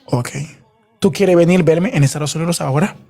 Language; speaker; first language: Spanish; non-native, learner; Haitian Creole